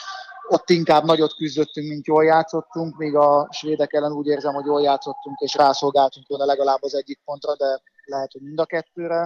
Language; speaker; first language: Hungarian; native; Hungarian